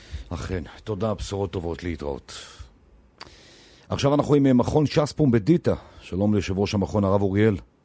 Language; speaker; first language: Hebrew; native; Hebrew